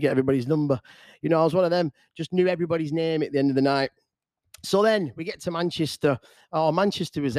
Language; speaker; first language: English; native; English